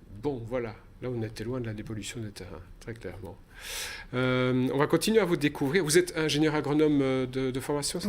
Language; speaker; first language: French; native; French